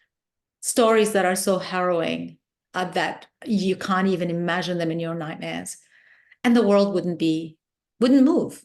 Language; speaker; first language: English; non-native, fluent; Arabic